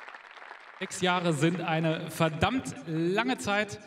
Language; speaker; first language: German; native; German